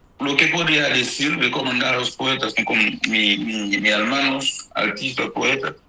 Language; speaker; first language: Spanish; non-native, fluent; Haitian Creole